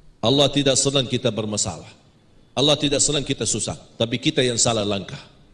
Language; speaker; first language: Malay; non-native, fluent; Arabic